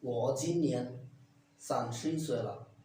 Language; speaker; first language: Chinese; non-native, learner; Bangla